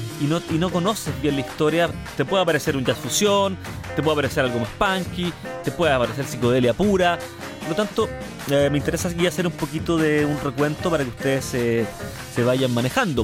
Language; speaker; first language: Spanish; native; Spanish